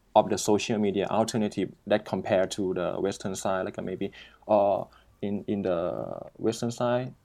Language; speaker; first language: English; non-native, learner; Thai